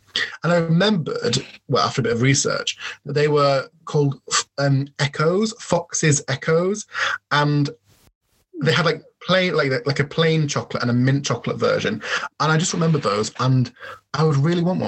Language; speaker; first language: English; native; English